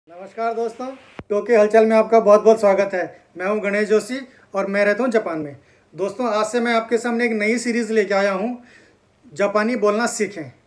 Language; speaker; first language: Hindi; native; Hindi